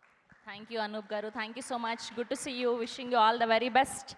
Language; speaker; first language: Telugu; native; Telugu